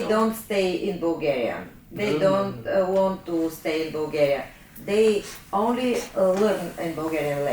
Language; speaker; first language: English; non-native, learner; Bulgarian